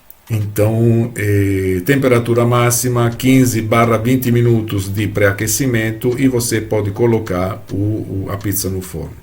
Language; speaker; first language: Portuguese; non-native, fluent; Italian